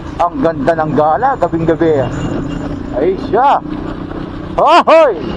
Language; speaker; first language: Filipino; native; Filipino